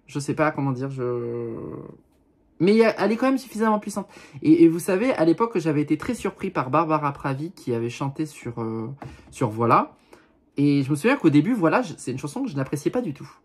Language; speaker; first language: French; native; French